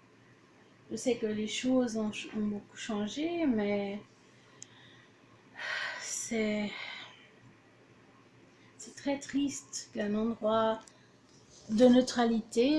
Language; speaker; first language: French; early bilingual, other home language; Portuguese